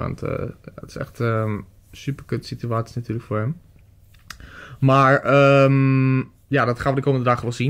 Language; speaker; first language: Dutch; native; Dutch